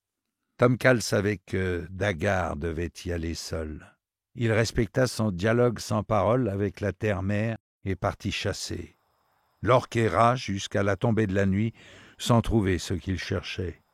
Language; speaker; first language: French; native; French